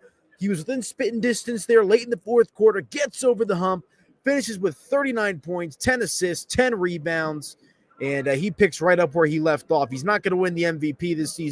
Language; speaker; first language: English; native; English